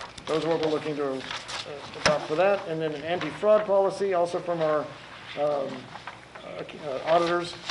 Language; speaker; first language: English; native; English